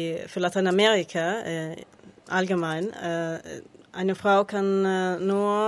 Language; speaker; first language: German; non-native, learner; Spanish